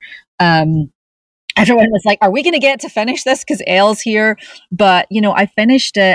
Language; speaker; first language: English; native; English